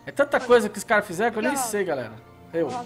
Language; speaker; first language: Portuguese; native; Portuguese